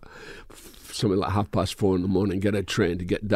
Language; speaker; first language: English; native; English